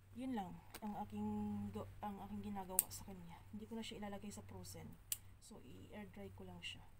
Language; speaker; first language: Filipino; non-native, local second language; Cebuano